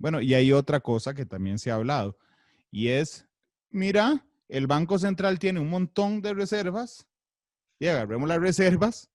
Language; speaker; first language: Spanish; native; Spanish